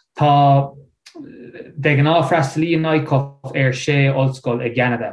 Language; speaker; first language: Irish; non-native, local second language; English